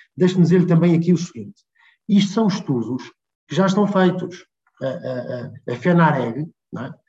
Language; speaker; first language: Portuguese; native; Portuguese